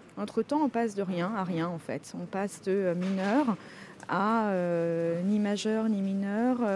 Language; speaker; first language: French; native; French